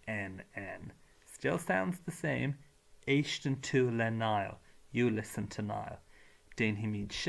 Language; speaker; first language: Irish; non-native, local second language; English